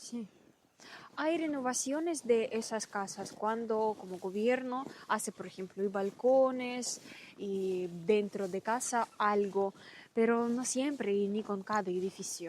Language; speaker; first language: Spanish; non-native, learner; Russian